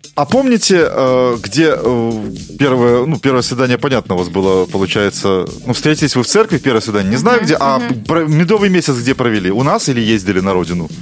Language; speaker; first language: Russian; native; Russian